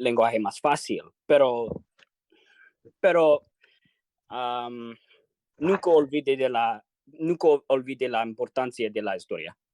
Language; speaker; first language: Spanish; non-native, learner; English